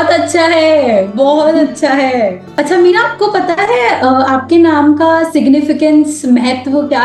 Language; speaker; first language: Hindi; native; Hindi